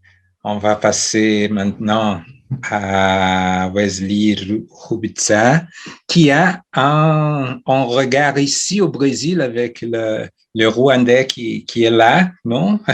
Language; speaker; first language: French; non-native, fluent; Portuguese